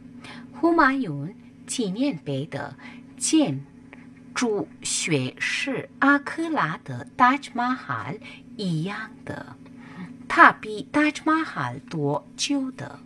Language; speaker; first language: Chinese; non-native, learner; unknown